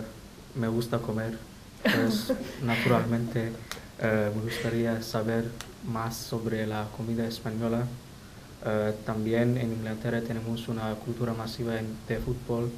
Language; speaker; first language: Spanish; non-native, learner; English